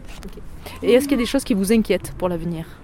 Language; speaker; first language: French; native; French